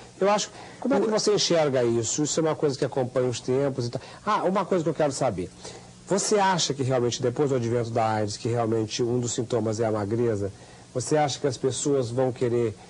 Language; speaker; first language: Portuguese; native; Portuguese